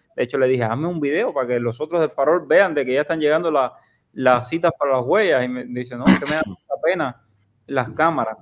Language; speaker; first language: Spanish; native; Spanish